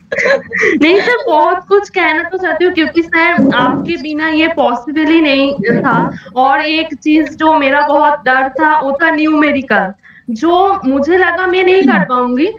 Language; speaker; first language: Hindi; non-native, local second language; Bangla